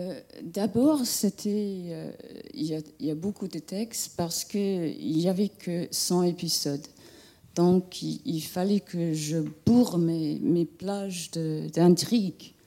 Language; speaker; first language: French; non-native, fluent; English